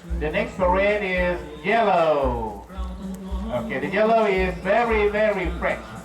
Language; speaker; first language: English; non-native, learner; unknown